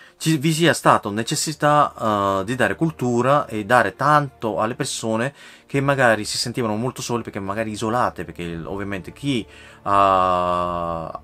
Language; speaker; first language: Italian; native; Italian